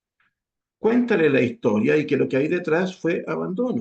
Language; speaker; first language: Spanish; native; Spanish